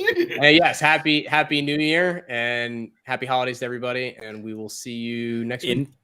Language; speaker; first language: English; native; English